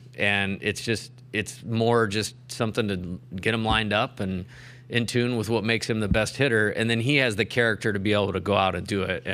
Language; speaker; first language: English; native; English